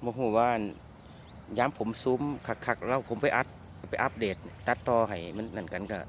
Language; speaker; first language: Thai; native; Thai